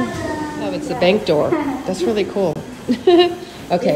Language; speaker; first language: English; native; English